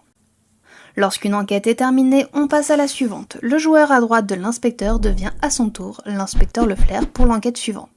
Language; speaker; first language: French; native; French